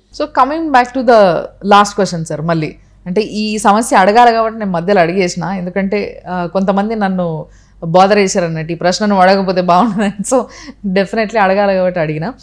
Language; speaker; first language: Telugu; native; Telugu